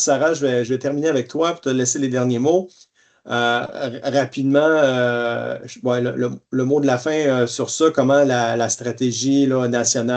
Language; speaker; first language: French; native; French